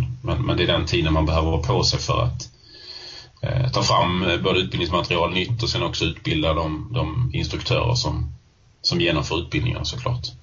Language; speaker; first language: Swedish; native; Swedish